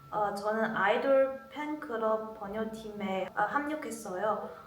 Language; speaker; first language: Korean; non-native, learner; Chinese